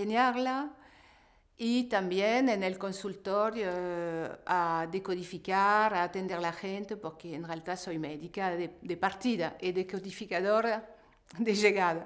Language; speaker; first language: Spanish; non-native, fluent; French